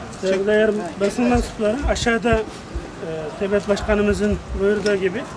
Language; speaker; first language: Turkish; non-native, fluent; Uyghur